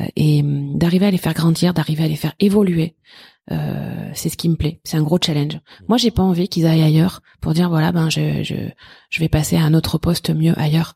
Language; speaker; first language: French; native; French